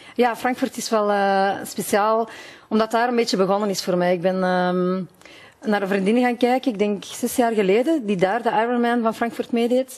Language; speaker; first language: Dutch; native; Dutch